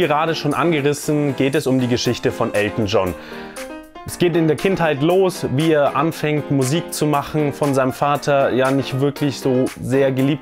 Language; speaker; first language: German; native; German